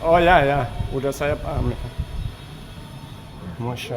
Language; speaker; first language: Indonesian; non-native, fluent; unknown